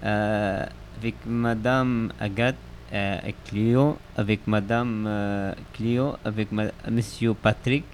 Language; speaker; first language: French; non-native, learner; Arabic